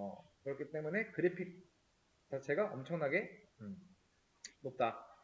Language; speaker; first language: Korean; native; Korean